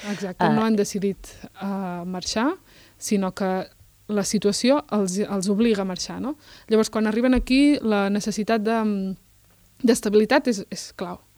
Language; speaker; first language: Catalan; early bilingual, other home language; Berber languages